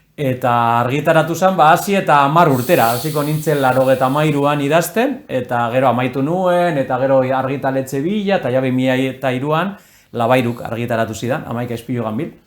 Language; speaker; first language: Basque; non-native, local second language; Spanish